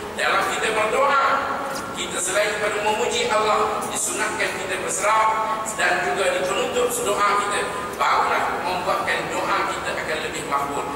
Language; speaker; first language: Malay; native; Malay